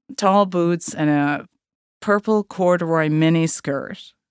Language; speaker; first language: English; native; English